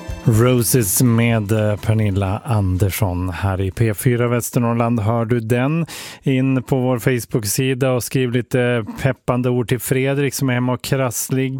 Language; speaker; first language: Swedish; native; Swedish